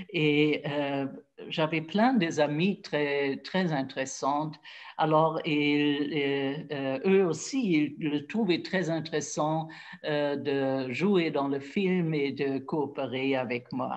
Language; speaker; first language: French; non-native, fluent; German